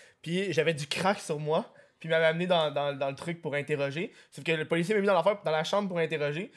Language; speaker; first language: French; native; French